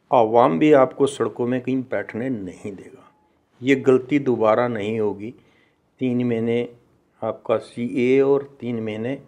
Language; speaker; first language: Hindi; native; Hindi